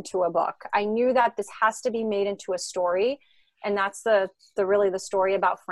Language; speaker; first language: English; non-native, fluent; French